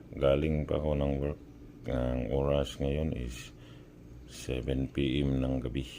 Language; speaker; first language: Filipino; non-native, local second language; Cebuano